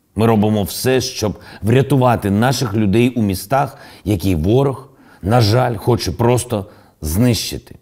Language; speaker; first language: Ukrainian; non-native, local second language; Russian